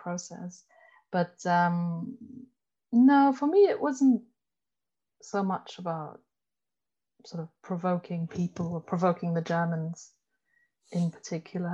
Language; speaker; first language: English; non-native, fluent; German